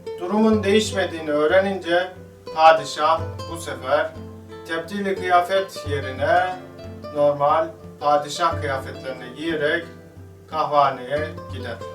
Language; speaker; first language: Turkish; native; Turkish